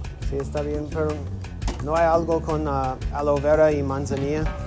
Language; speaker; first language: Spanish; non-native, learner; English